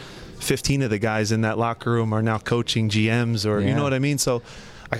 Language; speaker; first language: English; native; English